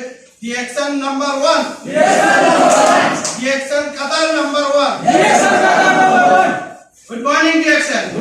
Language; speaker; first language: Hindi; non-native, fluent; Bangla